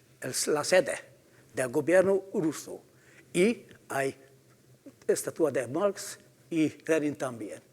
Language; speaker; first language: Spanish; non-native, fluent; Hungarian